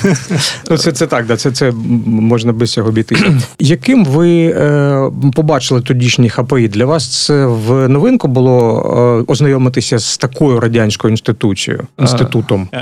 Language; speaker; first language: Ukrainian; native; Ukrainian